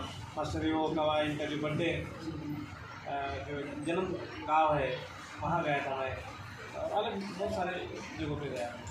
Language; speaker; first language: Hindi; non-native, local second language; Marathi